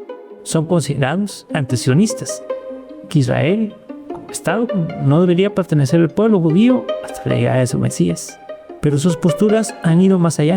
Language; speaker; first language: Spanish; native; Spanish